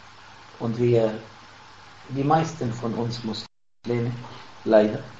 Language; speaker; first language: German; non-native, fluent; Arabic